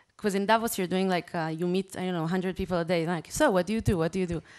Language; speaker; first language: English; non-native, fluent; Hebrew